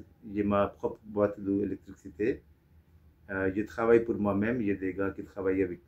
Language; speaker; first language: French; non-native, fluent; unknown